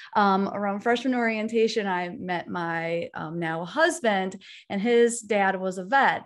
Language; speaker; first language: English; native; English